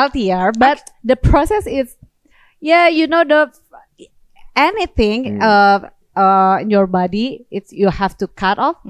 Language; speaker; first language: English; non-native, learner; Indonesian